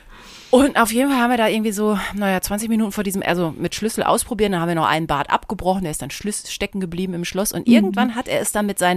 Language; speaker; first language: German; native; German